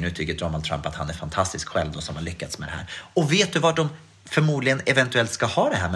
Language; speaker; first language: Swedish; native; Swedish